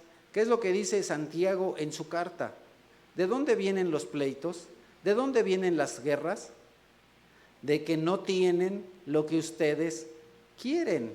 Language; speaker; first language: Spanish; native; Spanish